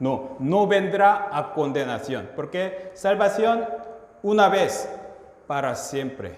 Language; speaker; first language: Spanish; non-native, fluent; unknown